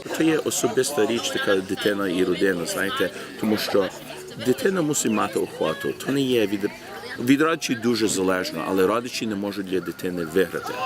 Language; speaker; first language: Ukrainian; early bilingual, heritage; Ukrainian